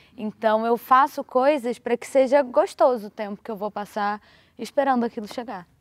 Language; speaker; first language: Portuguese; native; Portuguese